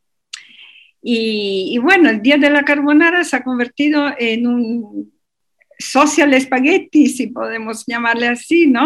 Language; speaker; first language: Spanish; non-native, fluent; Italian